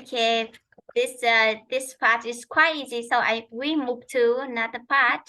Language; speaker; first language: English; non-native, fluent; Vietnamese